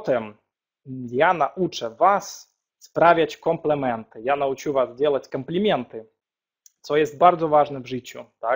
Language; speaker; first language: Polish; non-native, fluent; Russian